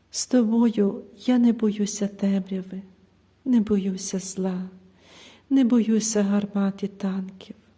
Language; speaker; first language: Ukrainian; native; Ukrainian